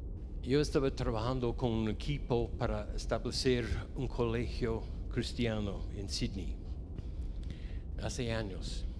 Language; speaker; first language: Spanish; non-native, fluent; English